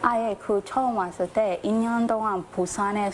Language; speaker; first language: Korean; non-native, learner; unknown